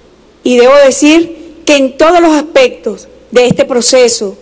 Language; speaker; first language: Spanish; native; Spanish